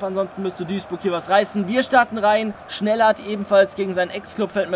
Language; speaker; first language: German; native; German